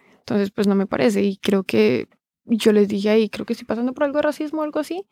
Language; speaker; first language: Spanish; native; Spanish